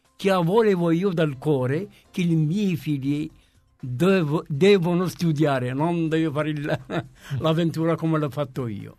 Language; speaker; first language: Italian; non-native, fluent; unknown